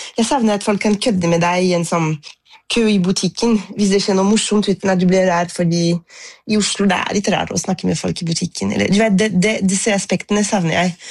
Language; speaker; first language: Norwegian; non-native, fluent; French